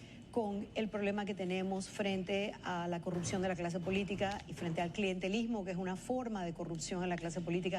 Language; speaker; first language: Spanish; native; Spanish